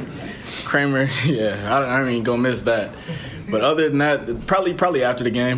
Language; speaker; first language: English; native; English